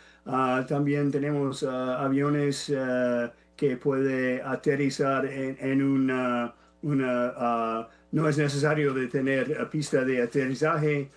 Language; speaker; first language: Spanish; non-native, fluent; English